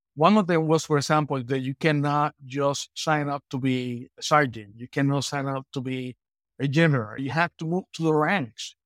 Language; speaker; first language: English; non-native, fluent; Spanish